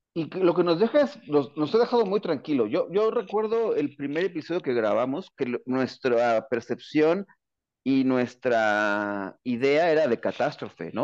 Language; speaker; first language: Spanish; native; Spanish